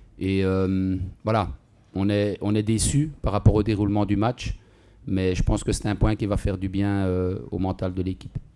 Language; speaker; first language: French; native; French